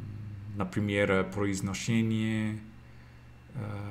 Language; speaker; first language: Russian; non-native, learner; English